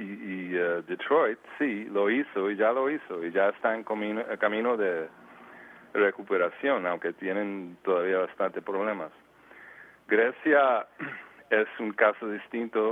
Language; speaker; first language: Spanish; early bilingual, heritage; Spanish